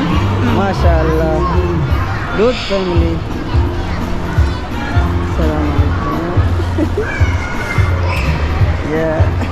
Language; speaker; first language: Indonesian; non-native, learner; Urdu